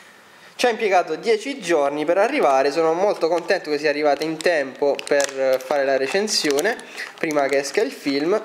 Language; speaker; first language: Italian; native; Italian